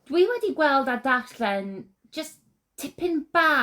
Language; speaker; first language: Welsh; non-native, learner; English